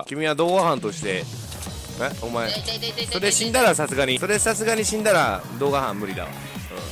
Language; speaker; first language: Japanese; native; Japanese